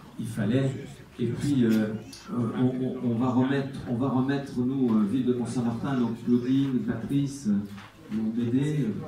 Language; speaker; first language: French; native; French